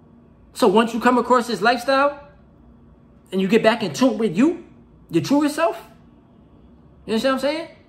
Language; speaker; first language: English; native; English